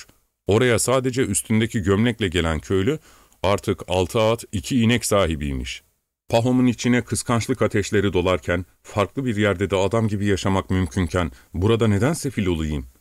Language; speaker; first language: Turkish; native; Turkish